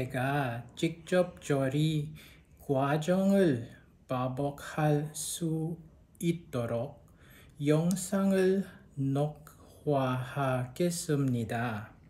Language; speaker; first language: Korean; non-native, learner; Filipino